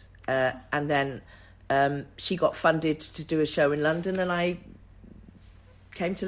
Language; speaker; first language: English; native; English